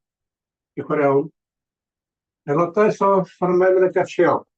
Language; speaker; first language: Welsh; native; Welsh